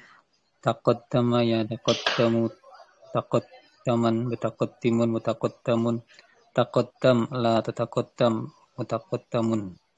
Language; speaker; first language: Arabic; non-native, learner; Indonesian